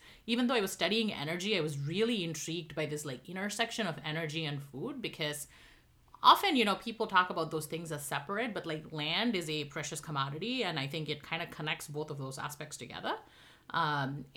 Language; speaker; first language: English; non-native, local second language; Tamil